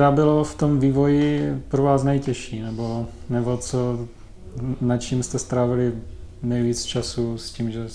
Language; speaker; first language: Czech; native; Czech